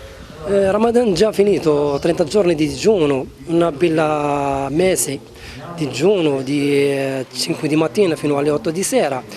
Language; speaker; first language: Italian; non-native, learner; Arabic